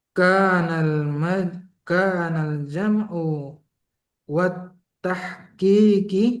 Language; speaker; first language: Arabic; non-native, learner; Indonesian